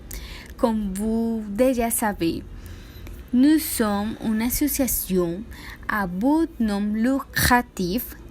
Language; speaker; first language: French; non-native, learner; Spanish